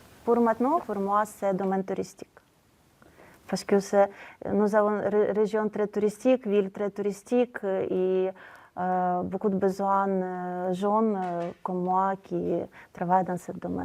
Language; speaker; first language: French; non-native, learner; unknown